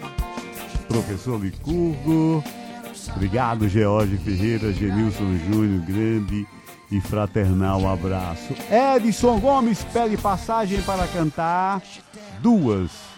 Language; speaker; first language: Portuguese; native; Portuguese